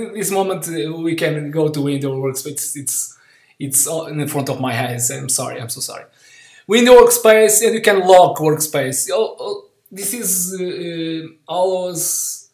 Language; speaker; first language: English; non-native, learner; Portuguese